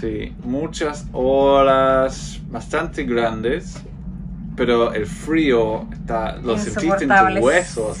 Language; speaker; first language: Spanish; non-native, fluent; English